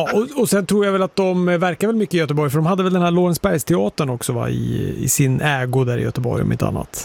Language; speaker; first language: Swedish; native; Swedish